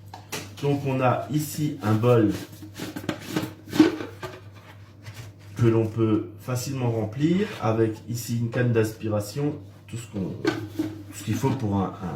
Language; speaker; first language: French; native; French